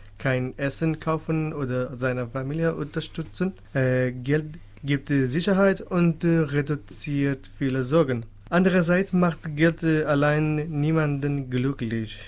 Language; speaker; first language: German; non-native, fluent; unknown